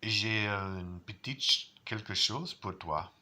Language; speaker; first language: French; non-native, learner; English